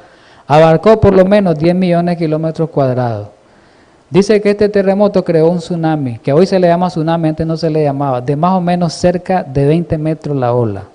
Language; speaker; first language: Spanish; native; Spanish